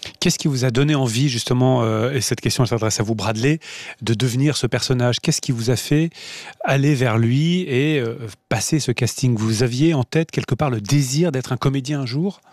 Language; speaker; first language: French; native; French